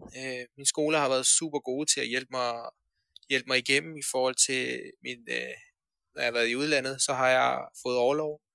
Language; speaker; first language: Danish; early bilingual, other home language; Persian